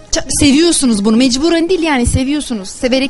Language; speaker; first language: Turkish; non-native, learner; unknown